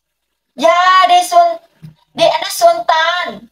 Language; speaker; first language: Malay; non-native, learner; Vietnamese